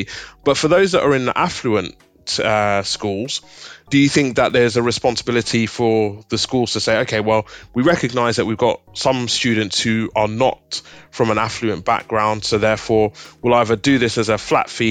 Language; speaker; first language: English; native; English